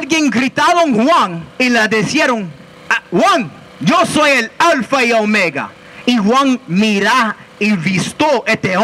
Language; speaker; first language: Spanish; non-native, learner; English